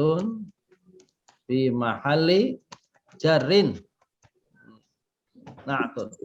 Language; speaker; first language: Arabic; non-native, fluent; Indonesian